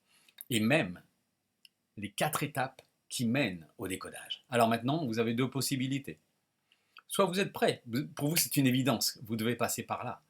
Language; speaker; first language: French; native; French